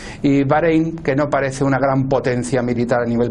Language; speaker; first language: Spanish; native; Spanish